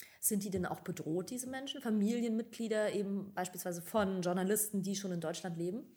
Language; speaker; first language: German; native; German